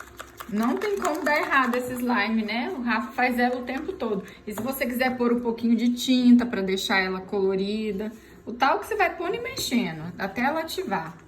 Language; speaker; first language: Portuguese; native; Portuguese